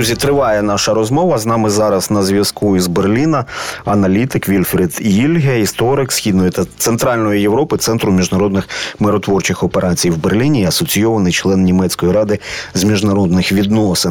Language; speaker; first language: Ukrainian; native; Ukrainian